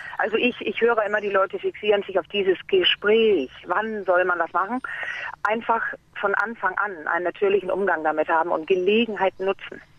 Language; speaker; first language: German; non-native, fluent; Danish